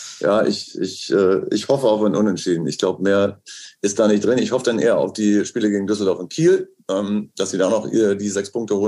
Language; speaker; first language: German; native; German